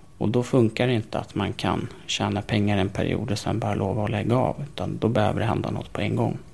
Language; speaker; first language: Swedish; native; Swedish